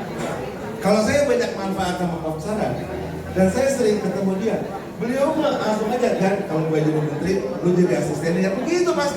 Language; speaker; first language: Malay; non-native, local second language; Sundanese